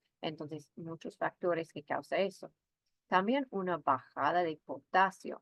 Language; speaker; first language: Spanish; non-native, fluent; English